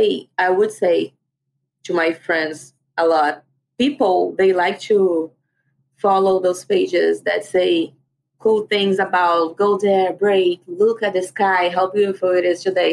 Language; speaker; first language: English; non-native, fluent; Portuguese